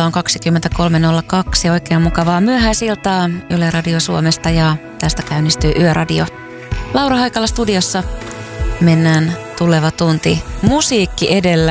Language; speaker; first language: Finnish; native; Finnish